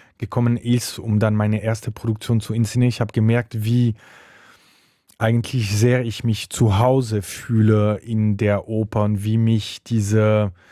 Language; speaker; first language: German; non-native, local second language; French